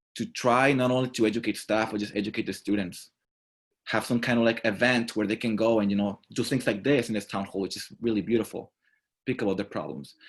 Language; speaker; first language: English; non-native, fluent; Spanish